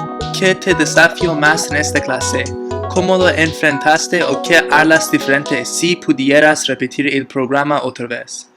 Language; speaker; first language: Spanish; non-native, learner; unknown